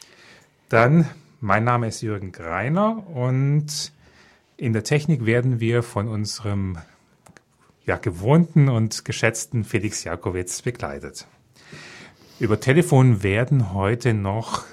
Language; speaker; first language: German; native; German